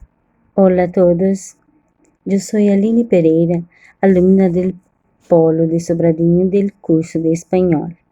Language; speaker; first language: Spanish; non-native, learner; Portuguese